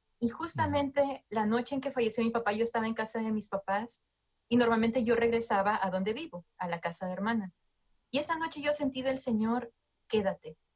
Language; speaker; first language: Spanish; native; Spanish